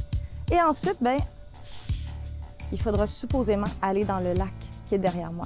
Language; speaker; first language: French; native; French